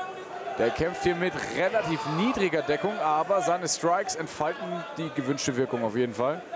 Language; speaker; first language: German; native; German